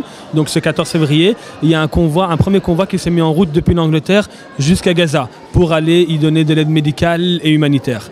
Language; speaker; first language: French; native; French